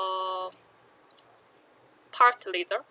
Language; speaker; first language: English; non-native, learner; Korean